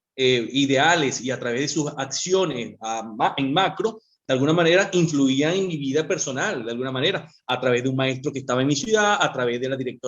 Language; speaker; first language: Spanish; native; Spanish